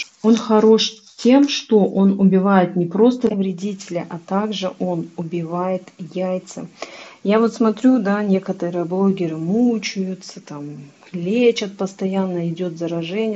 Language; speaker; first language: Russian; native; Russian